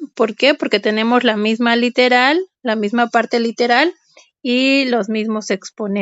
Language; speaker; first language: Spanish; native; Spanish